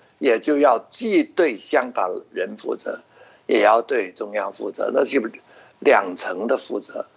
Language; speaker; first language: Chinese; non-native, local second language; Cantonese